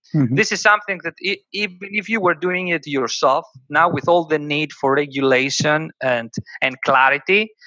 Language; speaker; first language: English; non-native, fluent; Greek